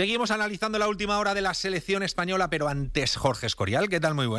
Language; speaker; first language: Spanish; native; Spanish